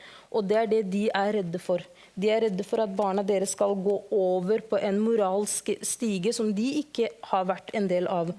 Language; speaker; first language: Norwegian; early bilingual, other home language; Somali